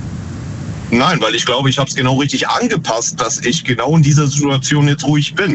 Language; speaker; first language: German; native; German